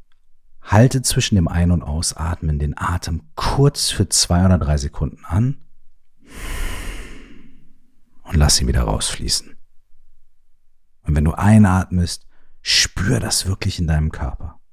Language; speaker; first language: German; native; German